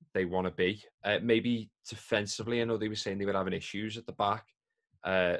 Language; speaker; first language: English; native; English